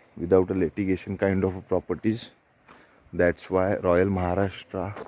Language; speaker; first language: English; non-native, local second language; Marathi